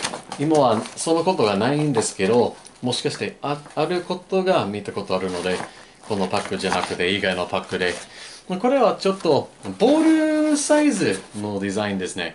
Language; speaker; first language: Japanese; non-native, learner; English